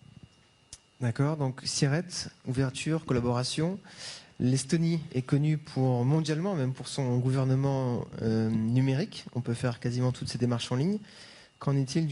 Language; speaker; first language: French; native; French